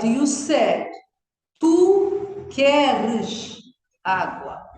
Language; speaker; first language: English; non-native, learner; Kabuverdianu